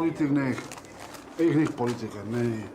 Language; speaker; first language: German; non-native, learner; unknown